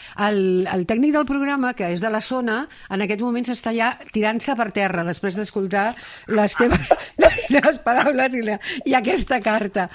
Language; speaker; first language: Catalan; native; Catalan